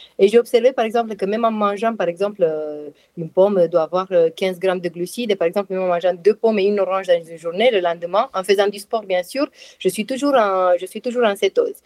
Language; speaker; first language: French; non-native, fluent; Romanian